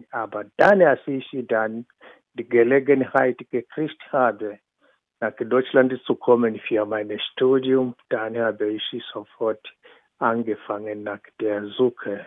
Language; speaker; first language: German; non-native, fluent; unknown